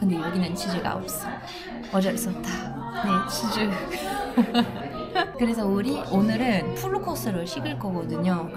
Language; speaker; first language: Korean; non-native, fluent; French